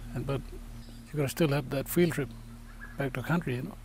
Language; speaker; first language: English; native; English